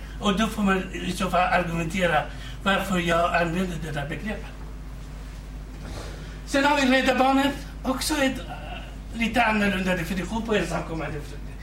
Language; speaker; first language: Swedish; non-native, fluent; Kurdish